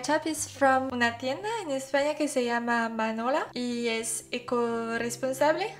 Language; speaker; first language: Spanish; early bilingual, heritage; French